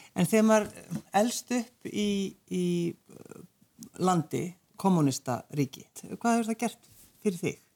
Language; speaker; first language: Icelandic; native; Icelandic